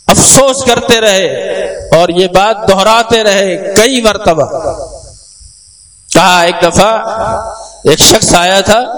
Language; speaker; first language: Urdu; native; Urdu